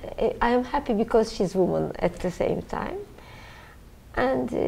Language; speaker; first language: English; non-native, learner; Turkish